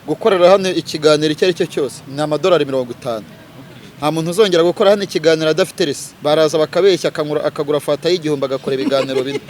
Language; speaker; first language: Kinyarwanda; native; Kinyarwanda